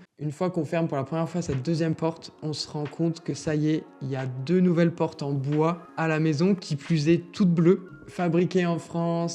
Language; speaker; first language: French; native; French